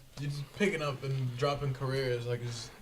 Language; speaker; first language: English; native; English